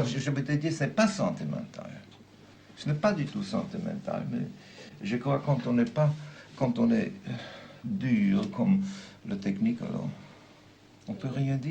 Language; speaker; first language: French; non-native, fluent; German